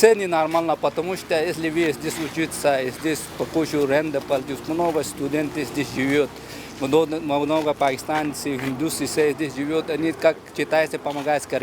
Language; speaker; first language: Russian; non-native, learner; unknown